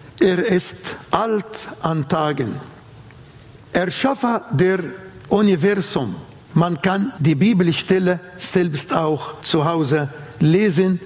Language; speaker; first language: German; non-native, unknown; Arabic